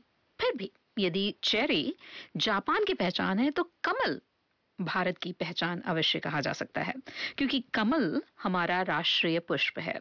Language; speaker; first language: Hindi; native; Hindi